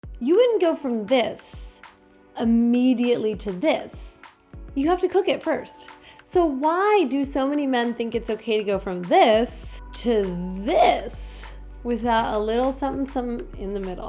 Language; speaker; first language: English; native; English